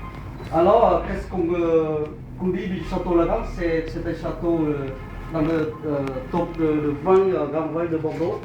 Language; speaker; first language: French; non-native, learner; Vietnamese